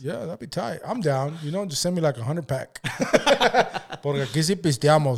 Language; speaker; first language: English; early bilingual, other home language; Spanish